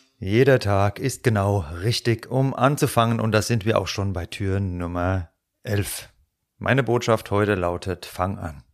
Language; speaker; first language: German; native; German